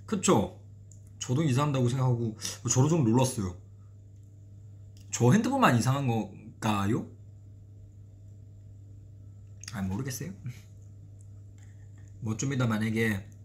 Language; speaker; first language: Korean; non-native, fluent; Chinese